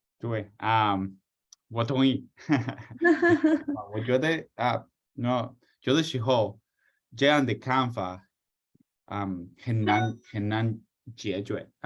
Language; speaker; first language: Chinese; non-native, fluent; English